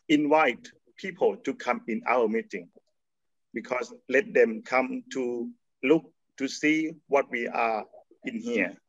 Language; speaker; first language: English; non-native, learner; Thai